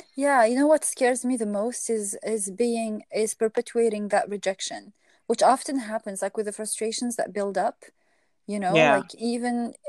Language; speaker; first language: English; non-native, fluent; Arabic